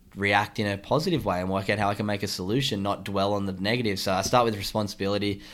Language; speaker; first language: English; native; English